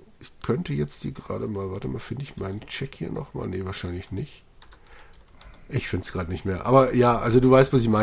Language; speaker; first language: German; native; German